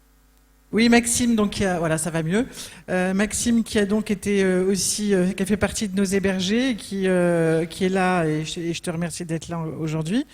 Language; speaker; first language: French; native; French